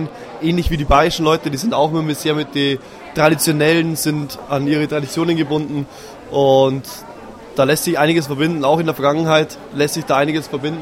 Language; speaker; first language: German; native; German